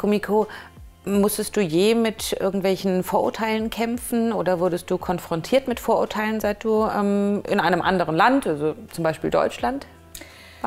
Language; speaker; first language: German; native; German